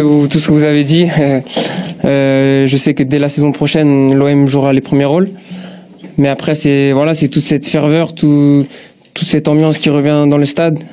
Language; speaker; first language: French; native; French